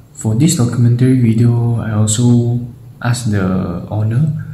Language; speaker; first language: English; non-native, local second language; Chinese